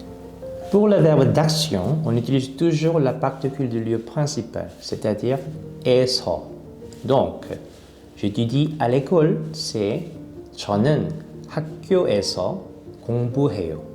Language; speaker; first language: French; non-native, fluent; Korean